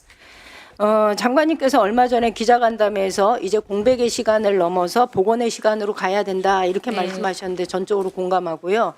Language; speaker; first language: Korean; native; Korean